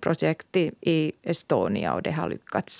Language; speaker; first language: Swedish; non-native, local second language; Finnish